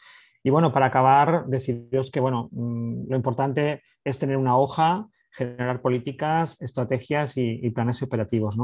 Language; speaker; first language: Spanish; native; Spanish